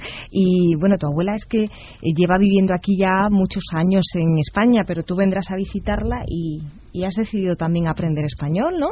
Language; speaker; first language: Spanish; native; Spanish